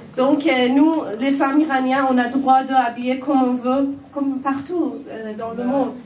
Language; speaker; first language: French; non-native, learner; Persian